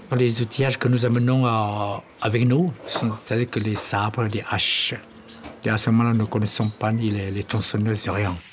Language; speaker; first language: French; non-native, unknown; Hmong